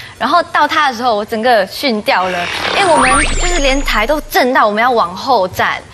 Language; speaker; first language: Chinese; native; Chinese